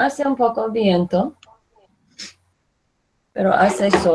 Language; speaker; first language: Spanish; non-native, fluent; English